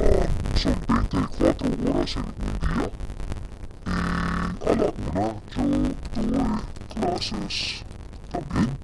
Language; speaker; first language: Spanish; non-native, fluent; English